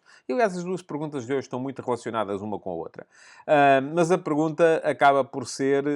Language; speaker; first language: Portuguese; native; Portuguese